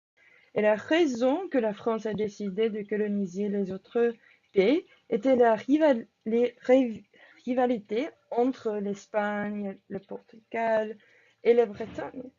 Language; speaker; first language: French; non-native, learner; English